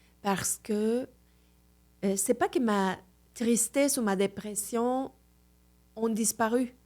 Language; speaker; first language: French; non-native, fluent; Spanish